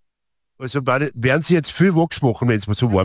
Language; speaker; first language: German; native; German